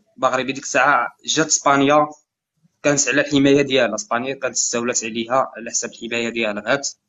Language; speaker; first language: Arabic; native; Arabic